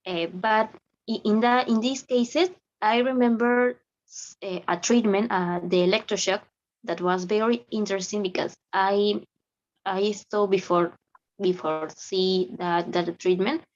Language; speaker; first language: English; non-native, learner; Spanish